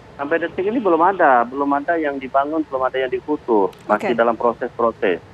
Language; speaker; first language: Indonesian; native; Indonesian